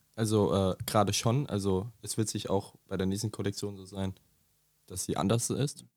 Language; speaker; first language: German; native; German